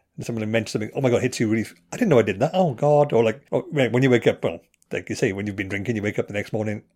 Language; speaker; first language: English; native; English